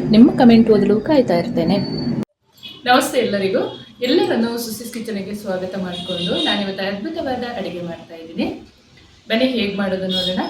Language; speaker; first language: Kannada; non-native, local second language; Kodava